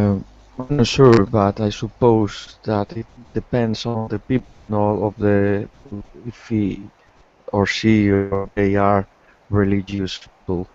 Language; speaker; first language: English; non-native, learner; Spanish